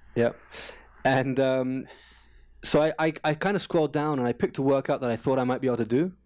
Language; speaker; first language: English; native; English